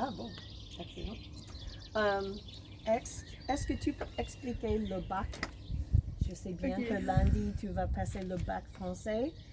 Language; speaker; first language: French; non-native, fluent; English